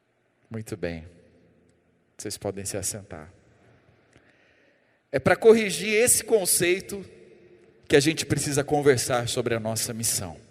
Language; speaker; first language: Portuguese; native; Portuguese